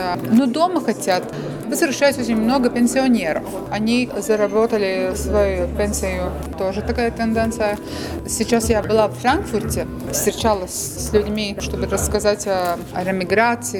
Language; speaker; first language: Russian; non-native, local second language; Latvian